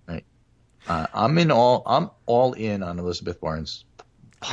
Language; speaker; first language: English; native; English